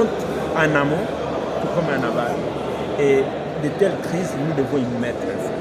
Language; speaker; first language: French; non-native, local second language; Swahili